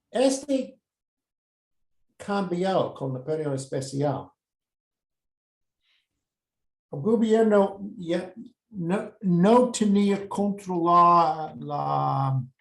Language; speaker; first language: Spanish; non-native, fluent; English